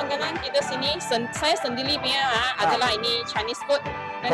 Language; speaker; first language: Malay; non-native, local second language; Chinese